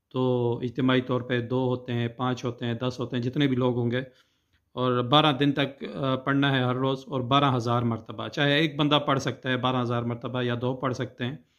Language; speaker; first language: Urdu; native; Urdu